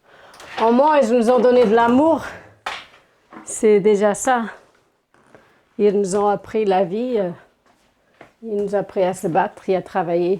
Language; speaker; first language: French; non-native, fluent; Portuguese